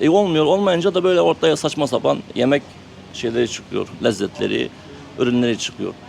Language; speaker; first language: Turkish; native; Turkish